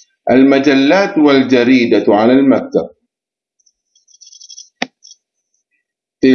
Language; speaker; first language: Arabic; non-native, learner; Indonesian